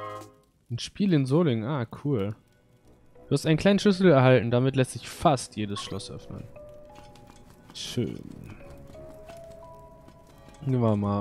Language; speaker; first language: German; native; German